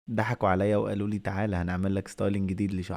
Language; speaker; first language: Arabic; native; Arabic